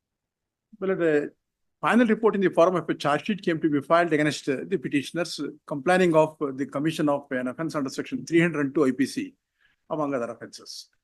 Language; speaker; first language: English; non-native, local second language; Kannada